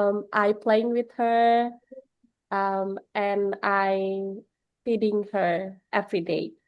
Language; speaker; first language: English; non-native, learner; Indonesian